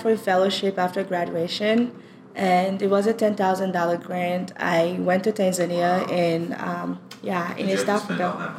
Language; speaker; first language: English; non-native, fluent; French